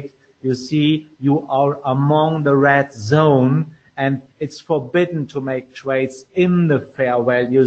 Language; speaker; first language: English; non-native, fluent; German